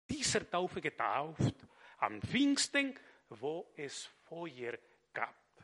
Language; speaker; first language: German; non-native, fluent; Spanish